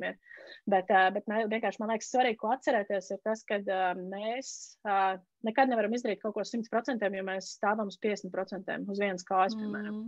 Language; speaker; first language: Latvian; native; Latvian